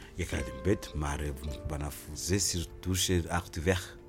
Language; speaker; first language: Dutch; non-native, learner; Rundi